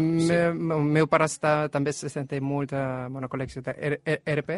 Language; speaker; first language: Catalan; non-native, learner; Korean